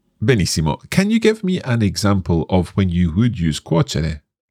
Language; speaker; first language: English; native; English